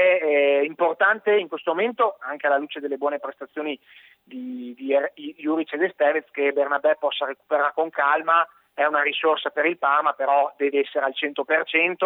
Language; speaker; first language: Italian; native; Italian